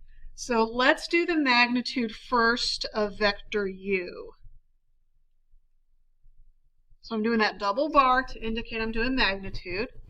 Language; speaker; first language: English; native; English